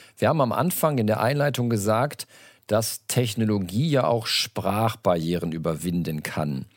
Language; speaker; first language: German; native; German